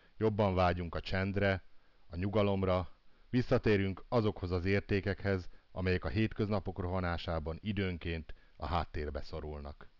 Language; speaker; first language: Hungarian; native; Hungarian